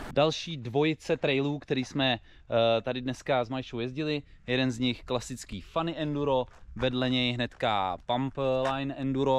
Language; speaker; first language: Czech; native; Czech